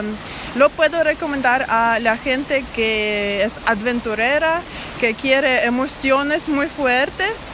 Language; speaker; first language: Spanish; non-native, fluent; Russian